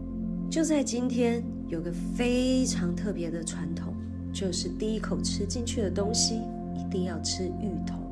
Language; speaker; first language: Chinese; native; Chinese